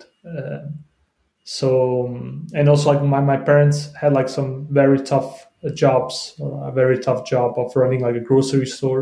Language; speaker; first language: English; non-native, fluent; Bosnian